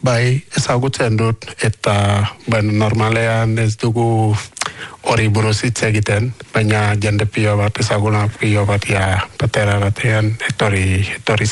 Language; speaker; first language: Basque; non-native, learner; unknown